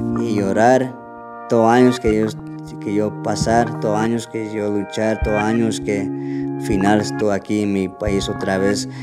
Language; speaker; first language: Spanish; early bilingual, heritage; Spanish